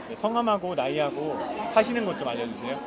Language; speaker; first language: Korean; native; Korean